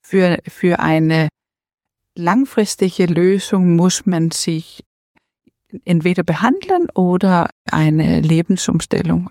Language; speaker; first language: German; non-native, learner; Danish